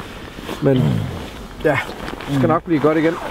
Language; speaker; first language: Danish; native; Danish